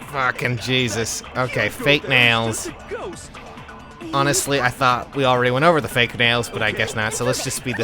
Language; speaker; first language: English; native; English